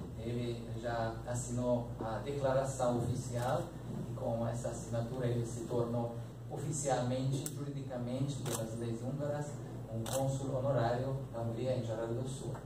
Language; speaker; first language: Portuguese; non-native, fluent; Hungarian